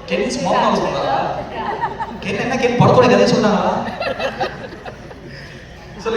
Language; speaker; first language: Tamil; native; Tamil